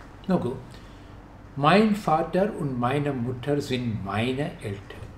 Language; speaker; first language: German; non-native, fluent; Malayalam